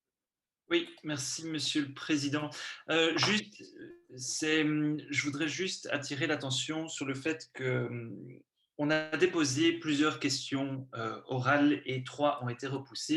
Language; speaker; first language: French; native; French